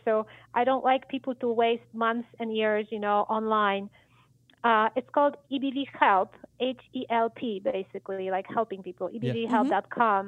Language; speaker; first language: English; non-native, fluent; Polish